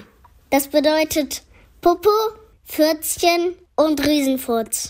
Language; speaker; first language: German; early bilingual, other home language; Greek